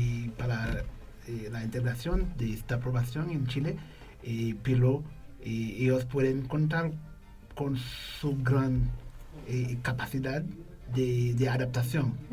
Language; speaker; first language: Spanish; non-native, fluent; Haitian Creole